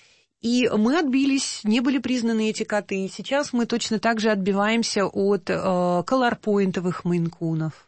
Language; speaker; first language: Russian; native; Russian